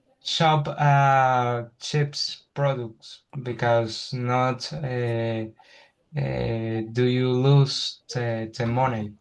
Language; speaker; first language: English; non-native, learner; Spanish